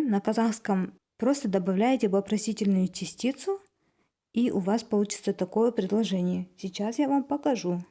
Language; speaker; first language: Russian; non-native, local second language; Kazakh